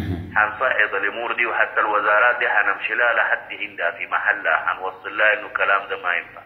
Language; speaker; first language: Arabic; native; Arabic